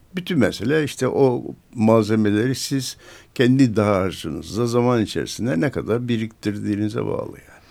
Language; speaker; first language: Turkish; native; Turkish